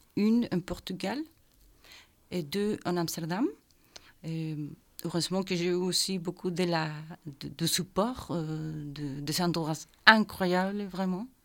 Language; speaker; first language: French; non-native, fluent; Spanish